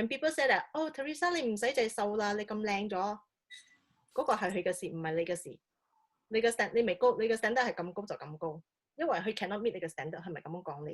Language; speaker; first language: Chinese; native; Chinese